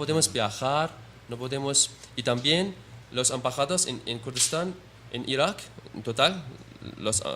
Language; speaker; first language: Spanish; non-native, learner; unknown